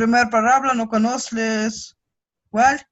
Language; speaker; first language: Spanish; non-native, learner; Russian